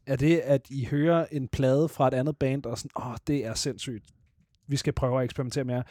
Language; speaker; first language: Danish; native; Danish